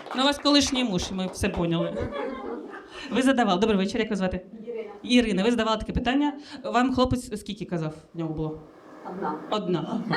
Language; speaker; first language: Ukrainian; non-native, local second language; Russian